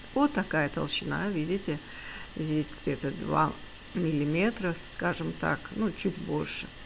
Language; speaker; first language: Russian; non-native, local second language; Azerbaijani